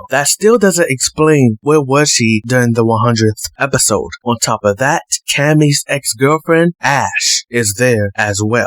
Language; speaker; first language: English; native; English